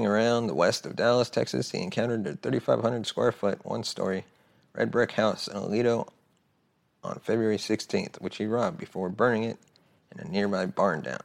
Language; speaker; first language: English; native; English